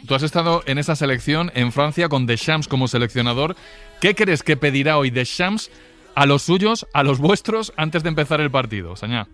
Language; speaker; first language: Spanish; native; Spanish